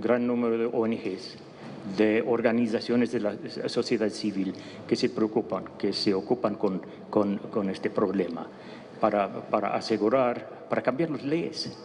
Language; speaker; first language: Spanish; non-native, fluent; English